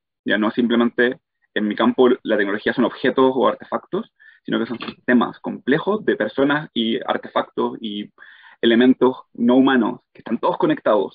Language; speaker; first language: Spanish; native; Spanish